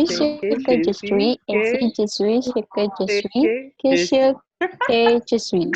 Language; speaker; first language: French; non-native, learner; Indonesian